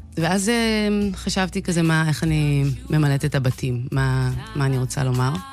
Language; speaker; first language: Hebrew; early bilingual, other home language; Amharic